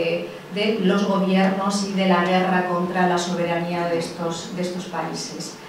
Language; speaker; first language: Spanish; native; Spanish